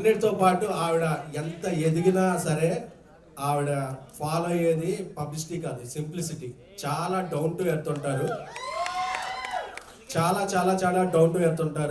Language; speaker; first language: Telugu; native; Telugu